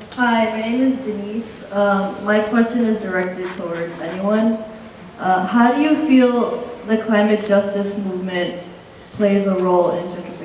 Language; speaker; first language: English; native; English